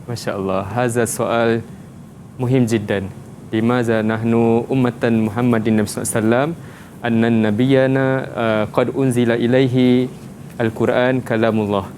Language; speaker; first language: Arabic; non-native, fluent; Malay